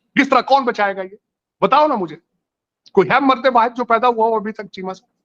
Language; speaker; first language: Urdu; non-native, local second language; Punjabi